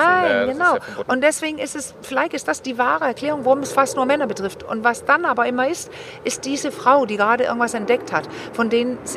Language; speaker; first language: German; non-native, fluent; Danish